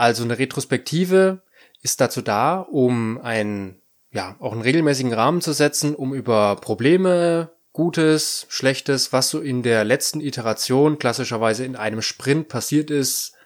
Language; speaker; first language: German; native; German